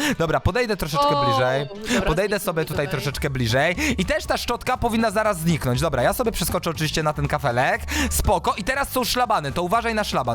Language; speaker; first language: Polish; native; Polish